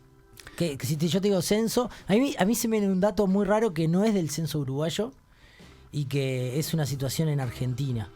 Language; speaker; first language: Spanish; native; Spanish